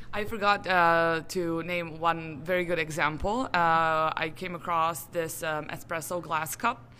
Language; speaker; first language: English; non-native, fluent; Serbian